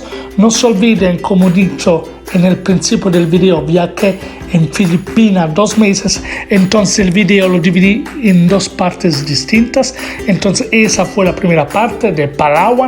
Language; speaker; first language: Spanish; non-native, fluent; Italian